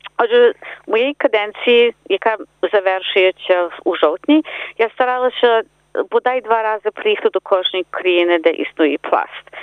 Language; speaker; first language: Ukrainian; early bilingual, heritage; Ukrainian